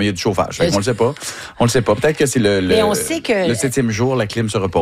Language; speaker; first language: French; native; French